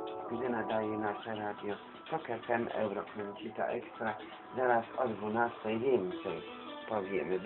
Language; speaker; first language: Polish; native; Polish